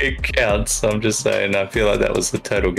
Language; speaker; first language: English; native; English